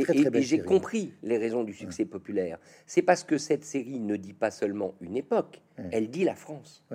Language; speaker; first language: French; native; French